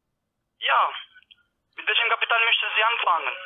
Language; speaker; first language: German; non-native, learner; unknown